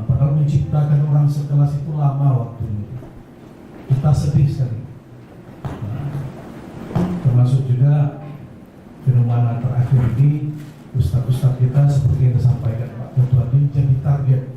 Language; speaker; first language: Indonesian; native; Indonesian